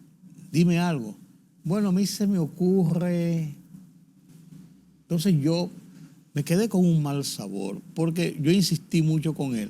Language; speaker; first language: Spanish; native; Spanish